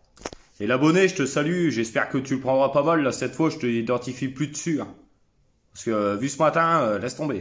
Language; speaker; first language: French; native; French